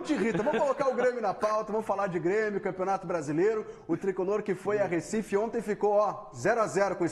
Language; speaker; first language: Portuguese; native; Portuguese